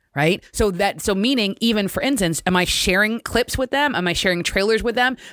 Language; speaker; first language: English; native; English